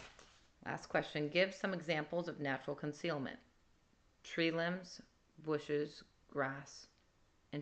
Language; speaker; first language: English; native; English